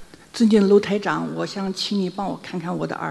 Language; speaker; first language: Chinese; native; Chinese